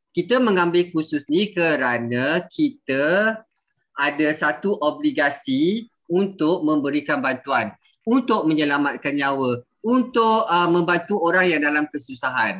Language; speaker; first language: Malay; native; Malay